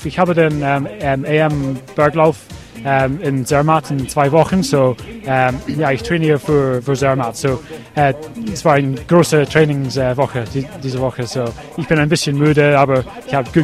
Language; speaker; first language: German; non-native, learner; English